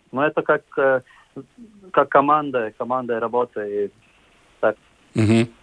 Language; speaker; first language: Russian; non-native, local second language; Latvian